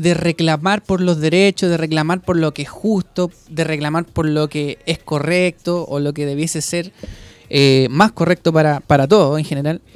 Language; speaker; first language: Spanish; native; Spanish